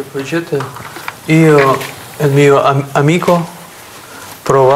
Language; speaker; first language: Italian; non-native, learner; Russian